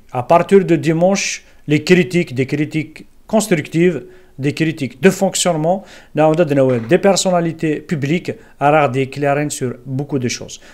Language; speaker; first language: French; non-native, local second language; Kabyle